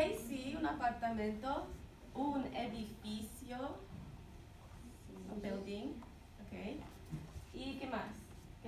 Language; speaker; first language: Spanish; non-native, fluent; English